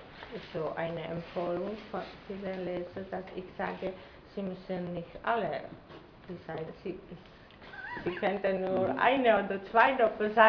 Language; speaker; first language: German; non-native, fluent; Czech